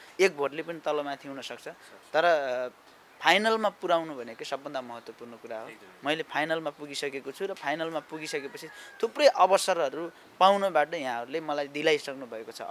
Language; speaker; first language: Nepali; non-native, local second language; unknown